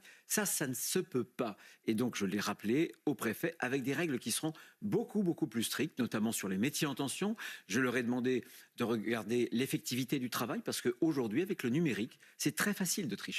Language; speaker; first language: French; native; French